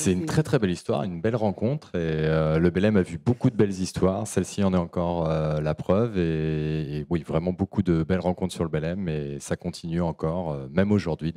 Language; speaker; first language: French; native; French